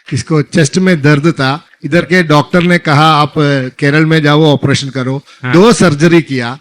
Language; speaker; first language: Hindi; non-native, local second language; Malayalam